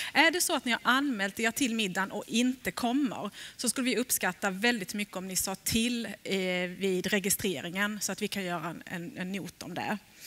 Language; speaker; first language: Swedish; native; Swedish